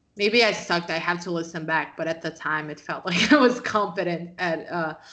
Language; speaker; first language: English; non-native, fluent; Portuguese